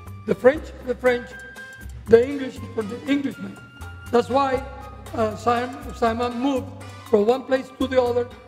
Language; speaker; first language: English; non-native, fluent; Spanish